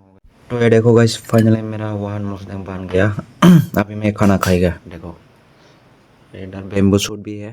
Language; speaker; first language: Hindi; non-native, local second language; Kok Borok